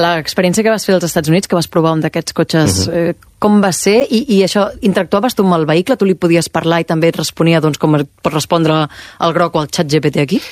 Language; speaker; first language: Catalan; native; Catalan